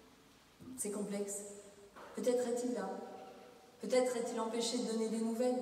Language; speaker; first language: French; native; French